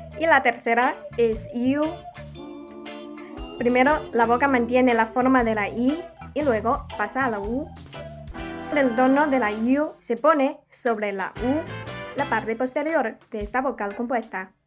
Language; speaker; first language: Spanish; non-native, fluent; Chinese